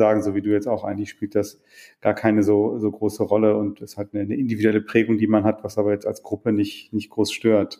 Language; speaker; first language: German; native; German